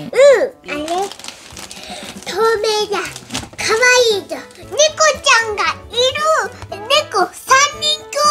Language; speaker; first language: Japanese; native; Japanese